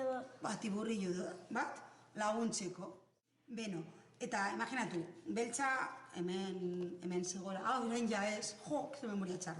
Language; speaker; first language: Basque; non-native, local second language; Spanish